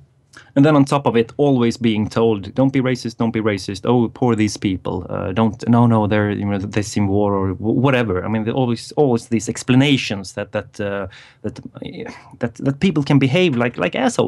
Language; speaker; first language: English; non-native, fluent; Swedish